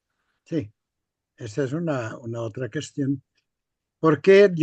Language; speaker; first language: Spanish; non-native, fluent; Portuguese